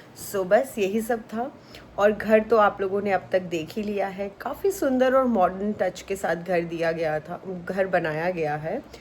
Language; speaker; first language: Hindi; native; Hindi